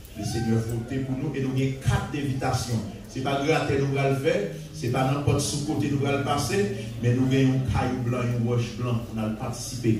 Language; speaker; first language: French; non-native, local second language; Haitian Creole